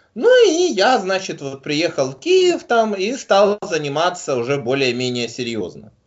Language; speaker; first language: Russian; native; Russian